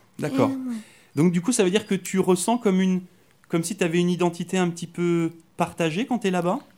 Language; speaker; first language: French; native; French